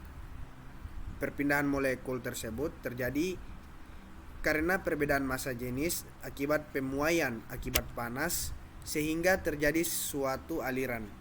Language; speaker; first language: Indonesian; native; Indonesian